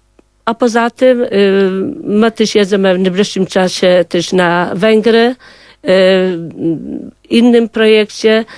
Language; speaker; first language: Polish; non-native, local second language; Kashubian